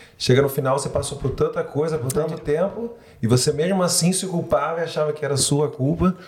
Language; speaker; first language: Portuguese; native; Portuguese